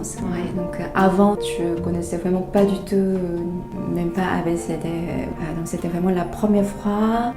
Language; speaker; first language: French; non-native, fluent; Korean